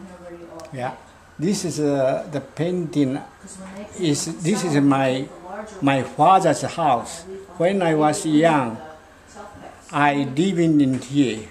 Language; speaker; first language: English; non-native, learner; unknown